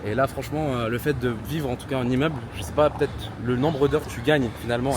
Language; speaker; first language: French; native; French